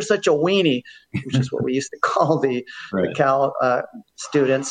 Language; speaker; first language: English; native; English